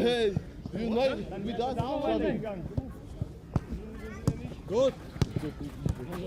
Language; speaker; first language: German; non-native, learner; Catalan